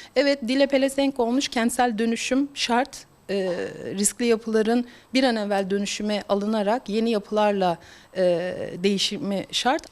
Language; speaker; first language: Turkish; early bilingual, heritage; Turkish